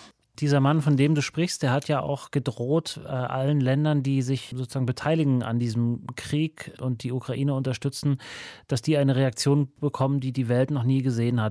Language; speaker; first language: German; native; German